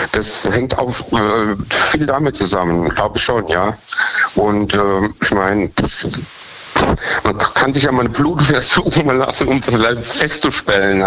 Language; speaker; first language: German; native; German